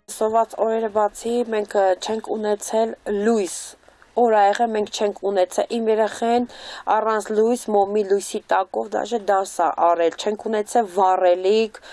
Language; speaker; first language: Armenian; native; Armenian